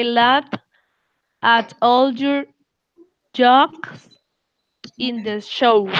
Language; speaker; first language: English; non-native, learner; Spanish